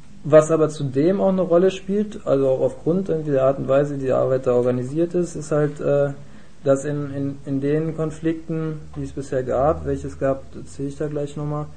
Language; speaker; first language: German; native; German